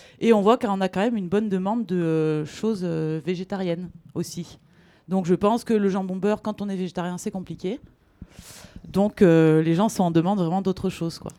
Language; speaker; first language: French; native; French